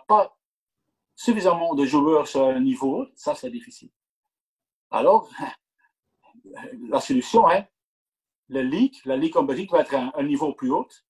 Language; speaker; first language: French; non-native, local second language; Dutch